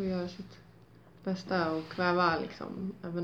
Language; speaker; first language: Swedish; native; Swedish